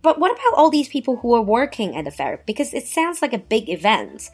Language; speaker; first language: English; non-native, fluent; Chinese